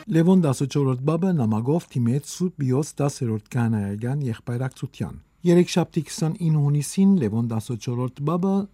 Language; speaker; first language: Armenian; native; Armenian